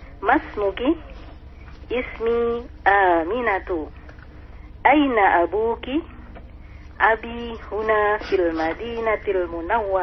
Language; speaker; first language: Arabic; non-native, learner; Indonesian